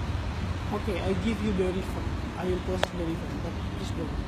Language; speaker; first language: English; non-native, learner; Indonesian